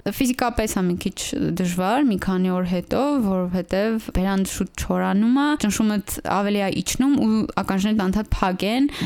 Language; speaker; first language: Armenian; native; Armenian